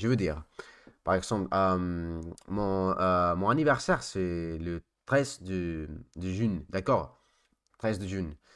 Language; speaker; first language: French; non-native, learner; Spanish